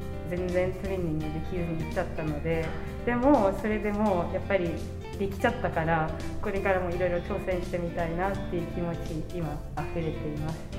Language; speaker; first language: Japanese; non-native, fluent; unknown